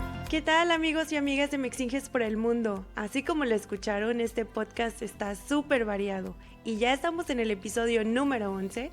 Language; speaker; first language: Spanish; native; Spanish